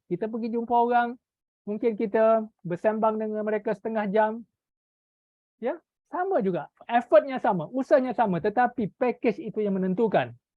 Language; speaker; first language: Malay; native; Malay